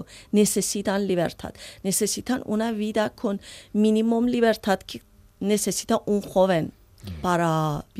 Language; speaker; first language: Spanish; non-native, learner; Persian